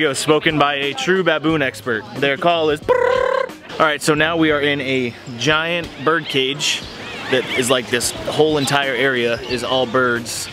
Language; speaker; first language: English; native; English